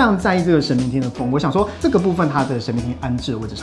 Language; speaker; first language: Chinese; native; Chinese